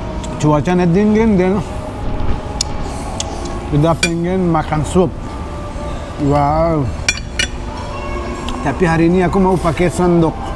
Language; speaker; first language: Indonesian; non-native, fluent; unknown